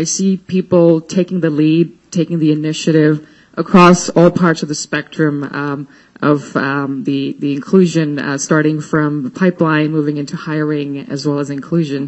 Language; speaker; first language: English; non-native, local second language; Hindi